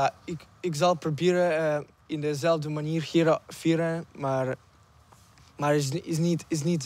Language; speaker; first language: Dutch; non-native, learner; Ukrainian